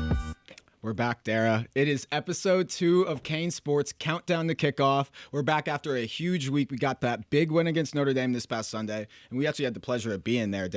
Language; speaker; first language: English; native; English